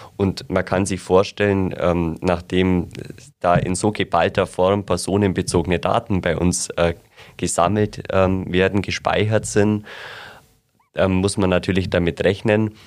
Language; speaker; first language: German; native; German